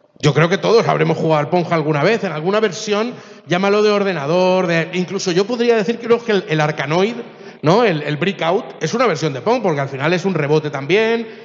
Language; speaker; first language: Spanish; early bilingual, other home language; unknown